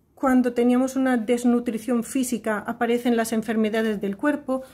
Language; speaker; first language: Spanish; native; Spanish